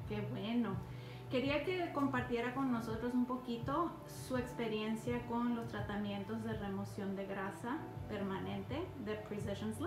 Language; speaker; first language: Spanish; native; Spanish